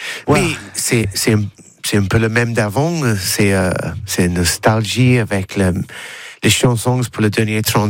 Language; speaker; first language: French; non-native, learner; English